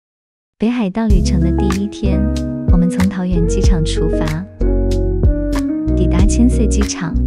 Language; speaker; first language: Chinese; native; Chinese